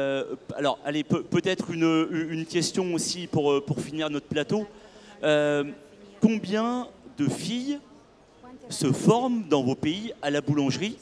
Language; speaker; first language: French; native; French